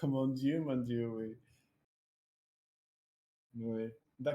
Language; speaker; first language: French; non-native, learner; Russian